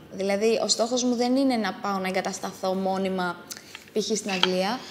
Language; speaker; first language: Greek; early bilingual, other home language; Amharic